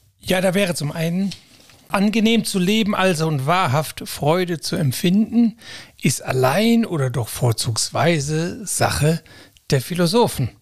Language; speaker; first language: German; native; German